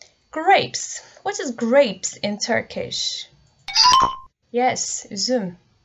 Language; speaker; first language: English; non-native, fluent; Turkish